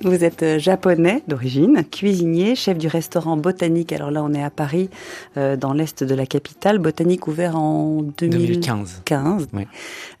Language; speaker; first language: French; native; French